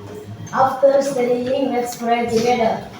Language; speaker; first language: English; non-native, learner; Indonesian